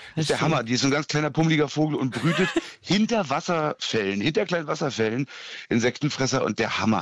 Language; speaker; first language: German; native; German